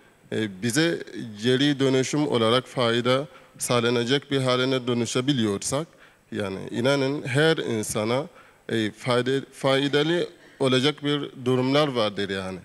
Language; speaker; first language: Turkish; non-native, fluent; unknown